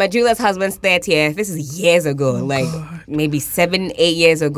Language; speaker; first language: English; native; English